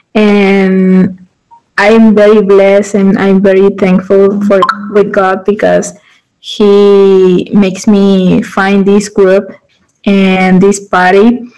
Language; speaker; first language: English; non-native, learner; Spanish